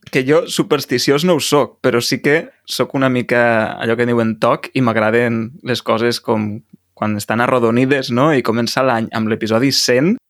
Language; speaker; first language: Catalan; native; Catalan